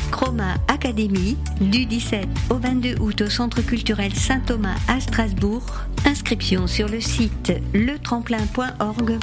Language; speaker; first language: French; native; French